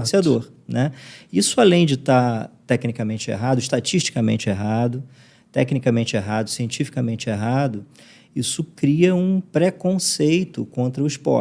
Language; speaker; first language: Portuguese; native; Portuguese